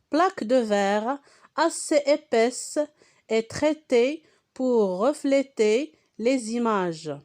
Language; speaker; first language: French; non-native, local second language; Arabic